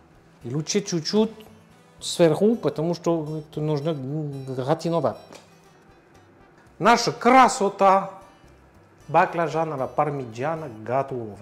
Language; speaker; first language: Russian; non-native, learner; French